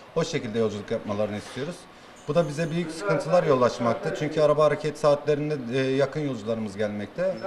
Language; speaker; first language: Turkish; non-native, fluent; Persian